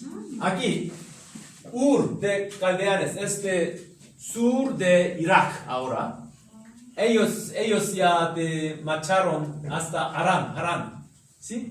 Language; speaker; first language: Spanish; non-native, learner; Korean